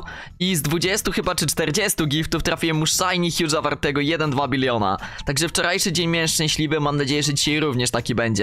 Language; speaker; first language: Polish; native; Polish